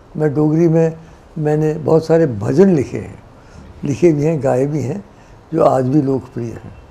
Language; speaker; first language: Hindi; non-native, local second language; Dogri